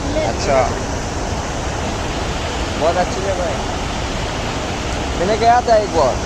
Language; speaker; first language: Hindi; non-native, learner; Persian